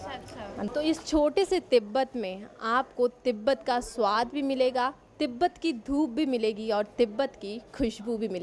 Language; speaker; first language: Hindi; native; Hindi